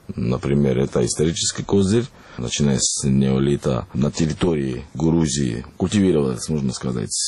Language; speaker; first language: Russian; non-native, local second language; Georgian